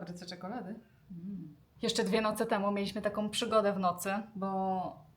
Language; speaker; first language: Polish; native; Polish